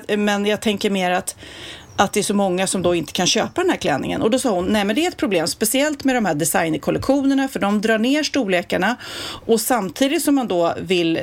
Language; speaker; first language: Swedish; native; Swedish